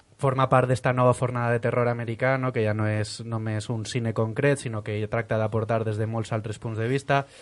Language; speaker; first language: Catalan; native; Catalan